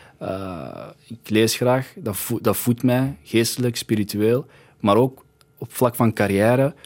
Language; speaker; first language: Dutch; early bilingual, other home language; Arabic